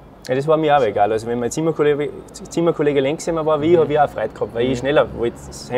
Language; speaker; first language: German; native; German